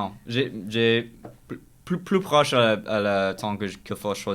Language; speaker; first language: French; non-native, learner; English